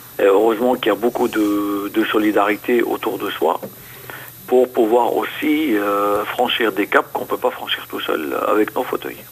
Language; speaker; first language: French; non-native, local second language; Arabic